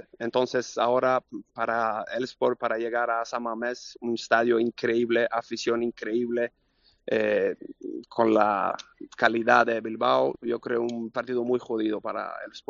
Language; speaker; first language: Spanish; non-native, learner; Swedish